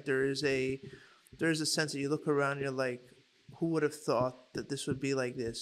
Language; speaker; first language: English; native; English